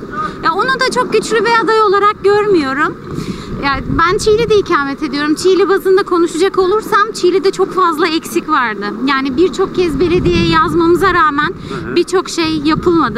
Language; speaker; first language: Turkish; native; Turkish